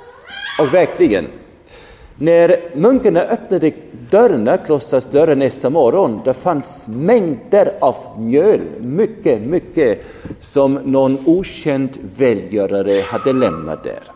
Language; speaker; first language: Swedish; non-native, fluent; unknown